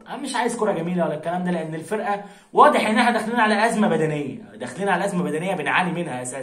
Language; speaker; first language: Arabic; native; Arabic